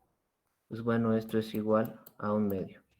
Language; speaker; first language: Spanish; native; Spanish